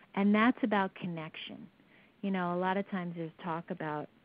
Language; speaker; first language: English; native; English